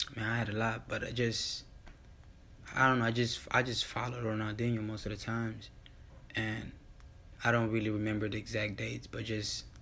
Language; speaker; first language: English; early bilingual, other home language; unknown